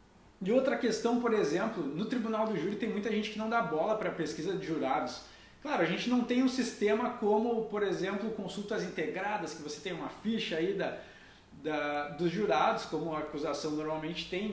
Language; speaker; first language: Portuguese; native; Portuguese